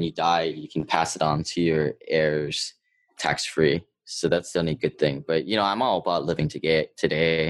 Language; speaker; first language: English; native; English